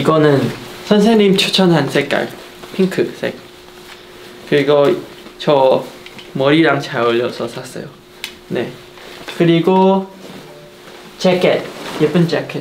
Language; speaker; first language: Korean; non-native, fluent; Chinese